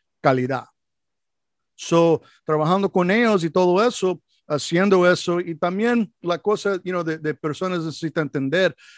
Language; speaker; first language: Spanish; non-native, learner; English